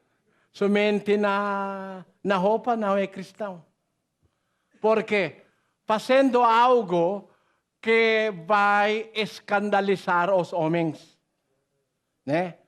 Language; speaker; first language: Portuguese; non-native, learner; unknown